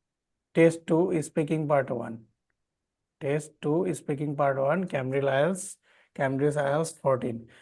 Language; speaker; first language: English; non-native, learner; Bangla